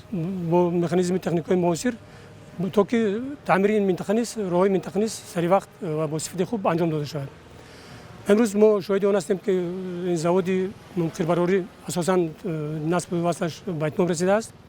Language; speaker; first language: Tajik; native; Tajik